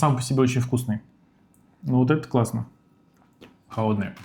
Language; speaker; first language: Russian; native; Russian